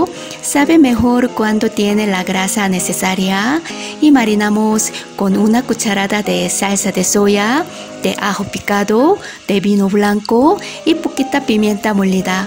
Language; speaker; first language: Spanish; non-native, fluent; Korean